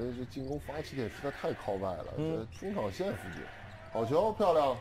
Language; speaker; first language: Chinese; native; Chinese